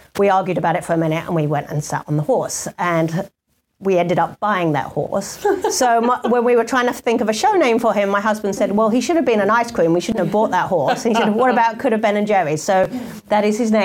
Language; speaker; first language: English; native; English